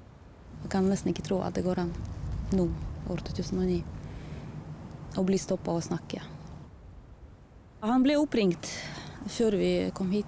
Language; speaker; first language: Norwegian; non-native, fluent; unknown